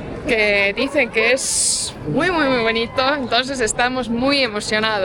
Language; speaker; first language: Spanish; non-native, fluent; Estonian